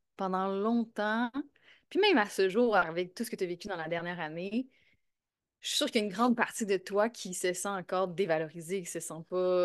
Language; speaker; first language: French; native; French